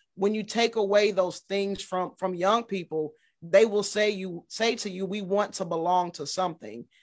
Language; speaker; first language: English; native; English